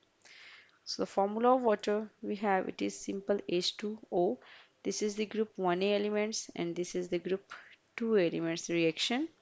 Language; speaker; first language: English; non-native, local second language; Urdu